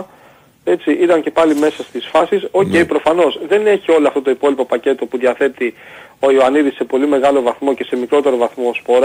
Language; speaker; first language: Greek; native; Greek